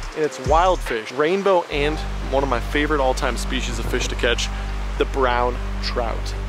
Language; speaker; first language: English; native; English